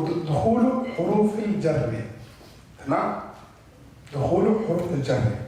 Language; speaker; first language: Arabic; non-native, fluent; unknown